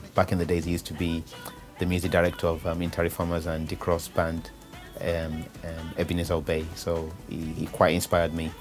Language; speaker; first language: English; non-native, local second language; Yoruba